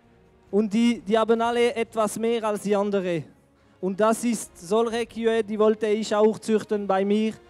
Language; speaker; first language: German; non-native, local second language; French